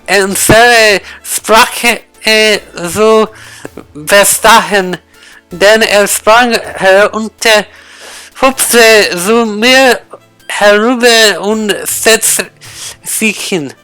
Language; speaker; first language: German; non-native, learner; English